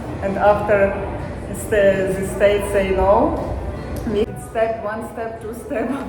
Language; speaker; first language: English; non-native, learner; Ukrainian